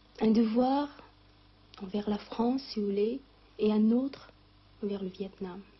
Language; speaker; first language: French; early bilingual, other home language; Vietnamese